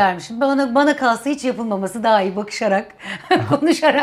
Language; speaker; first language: Turkish; native; Turkish